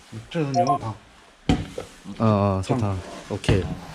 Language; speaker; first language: Korean; native; Korean